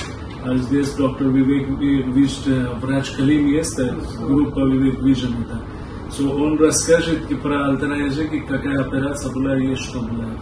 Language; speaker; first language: Russian; non-native, learner; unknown